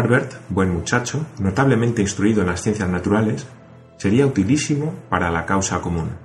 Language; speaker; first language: Spanish; native; Spanish